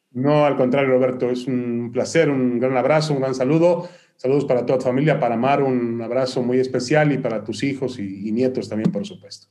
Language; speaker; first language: Spanish; early bilingual, other home language; Hebrew